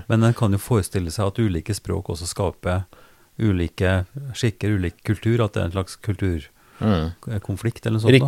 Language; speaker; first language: Norwegian; native; Norwegian